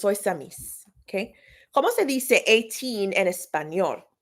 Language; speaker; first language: Spanish; non-native, fluent; English